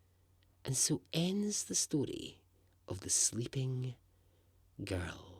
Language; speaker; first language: English; native; English